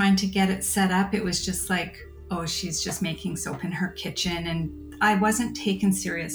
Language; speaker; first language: English; native; English